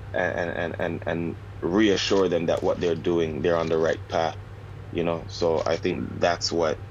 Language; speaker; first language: English; native; English